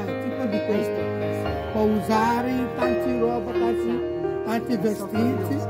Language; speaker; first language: Italian; non-native, learner; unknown